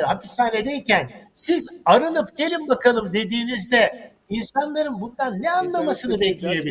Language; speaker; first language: Turkish; native; Turkish